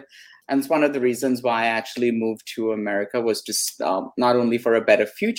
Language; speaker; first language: English; non-native, local second language; Hindi